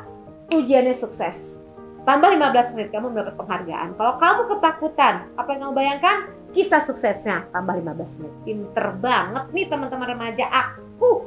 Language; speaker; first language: Indonesian; native; Indonesian